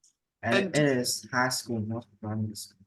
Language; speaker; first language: English; non-native, learner; Vietnamese